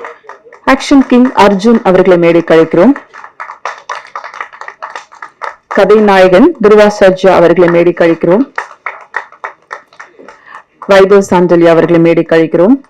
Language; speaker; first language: Tamil; native; Tamil